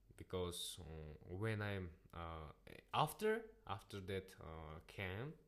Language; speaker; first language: English; non-native, learner; Russian